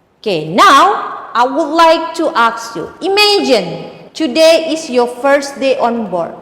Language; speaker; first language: English; non-native, fluent; Indonesian